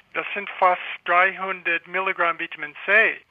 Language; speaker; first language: German; non-native, fluent; English